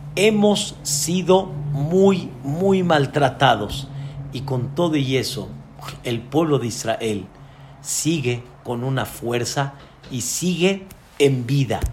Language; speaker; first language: Spanish; early bilingual, other home language; Arabic